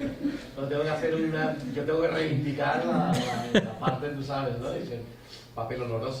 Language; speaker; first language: Spanish; native; Spanish